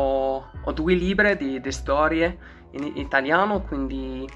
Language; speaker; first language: Italian; non-native, learner; English